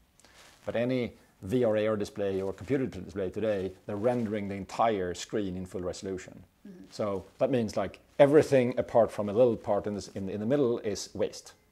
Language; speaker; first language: English; non-native, fluent; Swedish